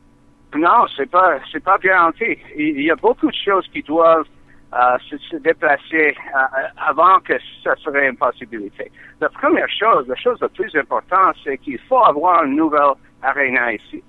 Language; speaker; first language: French; non-native, learner; English